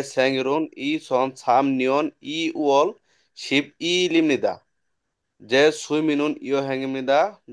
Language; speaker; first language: Korean; non-native, learner; Bangla